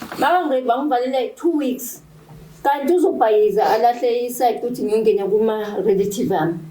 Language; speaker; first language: Zulu; native; Zulu